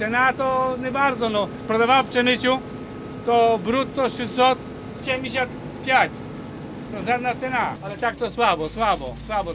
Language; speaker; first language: Polish; non-native, local second language; Ukrainian